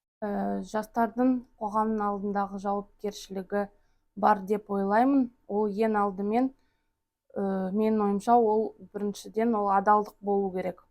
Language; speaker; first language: Kazakh; non-native, local second language; Russian